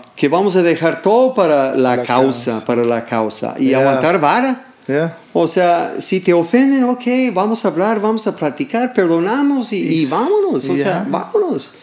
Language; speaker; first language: Spanish; non-native, fluent; English